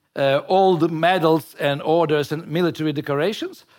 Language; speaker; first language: English; non-native, fluent; Russian